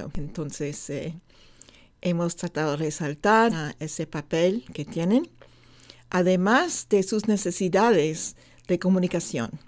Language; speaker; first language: Spanish; non-native, fluent; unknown